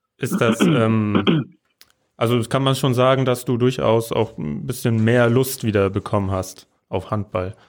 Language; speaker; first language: German; native; German